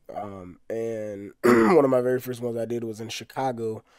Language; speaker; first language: English; native; English